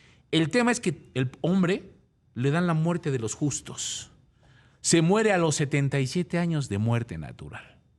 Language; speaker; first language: Spanish; native; Spanish